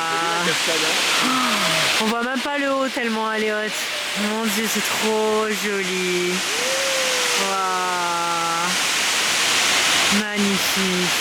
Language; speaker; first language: French; native; French